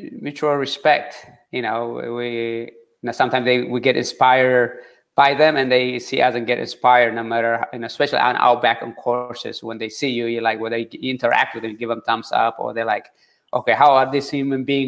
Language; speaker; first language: English; early bilingual, other home language; Tigrinya